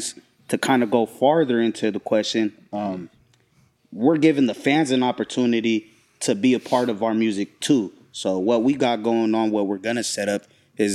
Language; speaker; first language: English; native; English